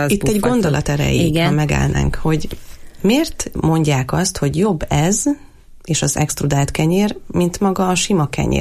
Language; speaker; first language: Hungarian; native; Hungarian